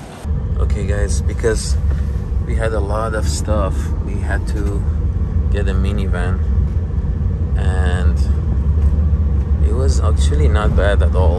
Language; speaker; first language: English; non-native, fluent; Persian